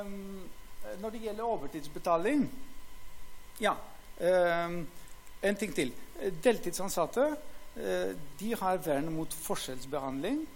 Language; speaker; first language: Norwegian; non-native, fluent; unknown